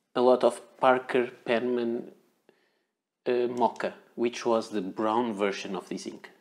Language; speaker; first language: English; non-native, fluent; Portuguese